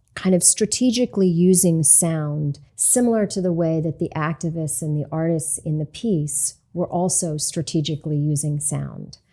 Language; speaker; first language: English; native; English